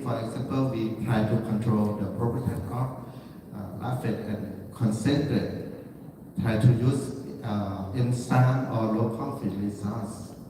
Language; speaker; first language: English; non-native, learner; Thai